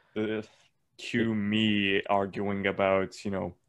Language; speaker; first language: English; non-native, fluent; Turkish